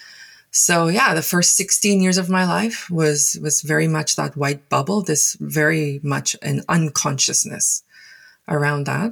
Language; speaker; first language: English; non-native, local second language; Afrikaans